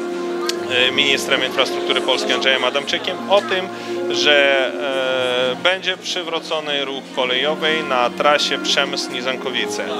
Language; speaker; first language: Polish; non-native, fluent; Ukrainian